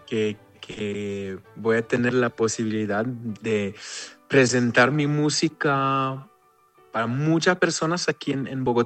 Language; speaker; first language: Spanish; non-native, fluent; Hebrew